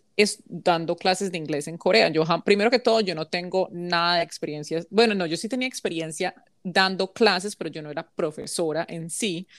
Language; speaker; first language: Spanish; early bilingual, heritage; Spanish